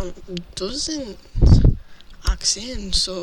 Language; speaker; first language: German; non-native, learner; English